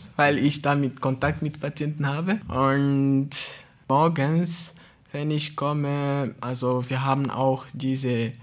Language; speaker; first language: German; non-native, fluent; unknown